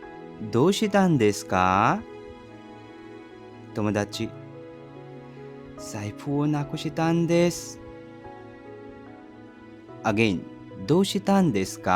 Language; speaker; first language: Japanese; non-native, fluent; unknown